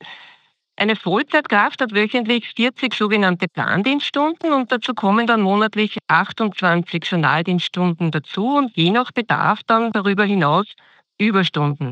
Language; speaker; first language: German; native; German